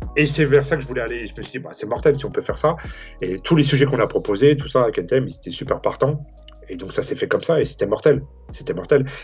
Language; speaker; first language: French; native; French